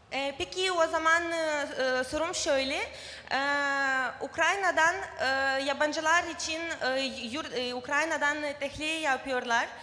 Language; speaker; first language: Turkish; non-native, fluent; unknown